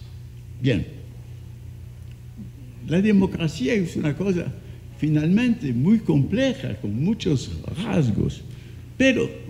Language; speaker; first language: Spanish; non-native, fluent; French